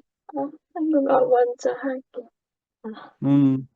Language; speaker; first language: Korean; non-native, learner; Thai